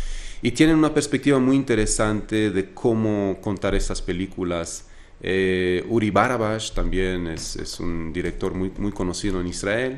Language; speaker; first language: Spanish; non-native, fluent; Arabic